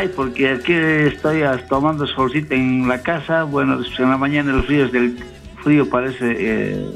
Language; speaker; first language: Spanish; native; Spanish